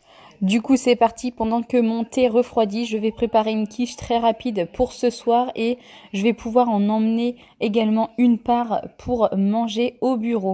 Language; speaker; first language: French; native; French